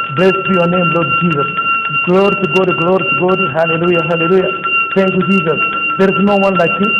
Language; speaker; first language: English; non-native, local second language; Swahili